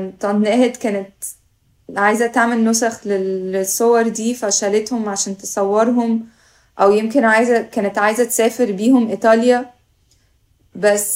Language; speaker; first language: Arabic; native; Arabic